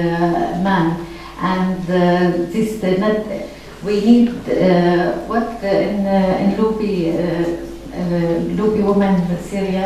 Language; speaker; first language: English; non-native, learner; Arabic